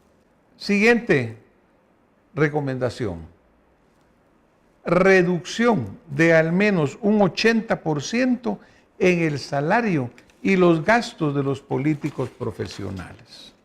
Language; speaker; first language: Spanish; native; Spanish